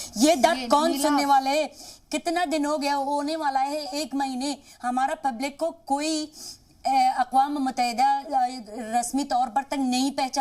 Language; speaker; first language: Hindi; non-native, fluent; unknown